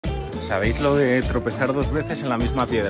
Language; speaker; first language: Spanish; native; Spanish